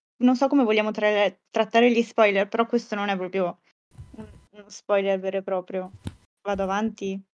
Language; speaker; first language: Italian; native; Italian